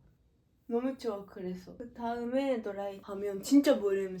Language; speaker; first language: Korean; non-native, fluent; Japanese